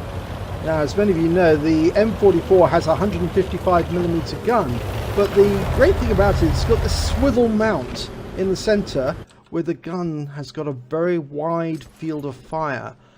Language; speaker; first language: English; native; English